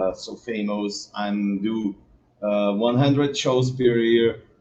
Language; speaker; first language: English; non-native, learner; Portuguese